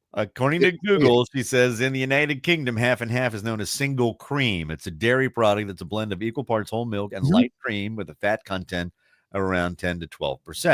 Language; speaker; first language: English; native; English